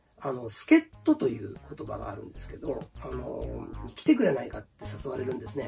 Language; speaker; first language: Japanese; native; Japanese